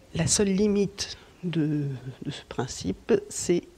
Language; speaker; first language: French; native; French